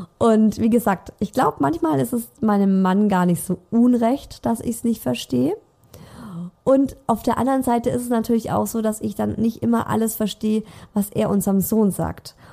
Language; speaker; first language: German; native; German